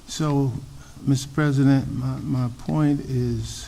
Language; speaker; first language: English; native; English